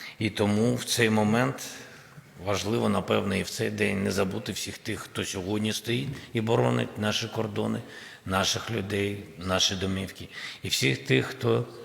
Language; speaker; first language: Ukrainian; non-native, local second language; Russian